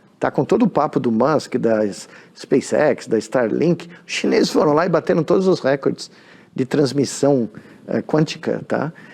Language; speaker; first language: Portuguese; native; Portuguese